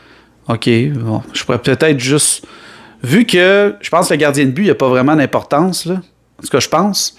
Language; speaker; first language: French; native; French